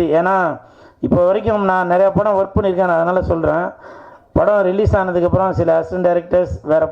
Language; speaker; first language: Tamil; native; Tamil